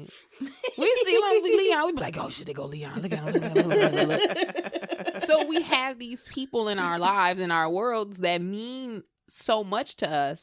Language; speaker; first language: English; native; English